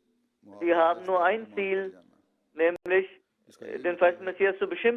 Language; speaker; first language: German; non-native, fluent; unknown